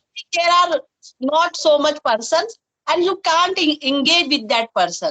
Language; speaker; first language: English; non-native, fluent; Hindi